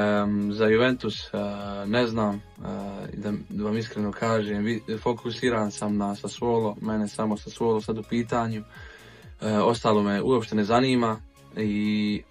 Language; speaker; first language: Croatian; early bilingual, heritage; Bosnian